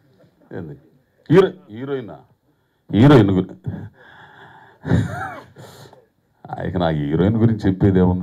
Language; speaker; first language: Telugu; native; Telugu